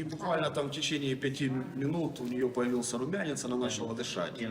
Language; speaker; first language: Russian; native; Russian